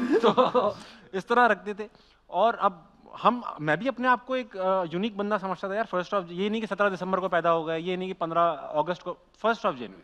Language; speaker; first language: Urdu; native; Urdu